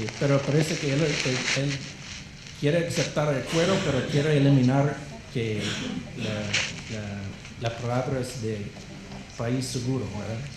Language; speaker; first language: Spanish; non-native, fluent; English